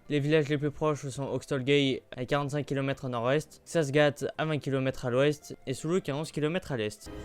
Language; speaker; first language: French; native; French